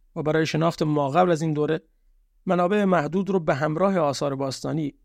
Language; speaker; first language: Persian; non-native, local second language; Baluchi